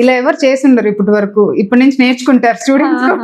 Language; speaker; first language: Telugu; native; Telugu